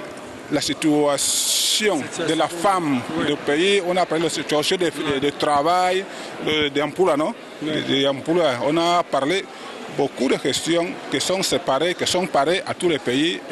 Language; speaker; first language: French; non-native, learner; Spanish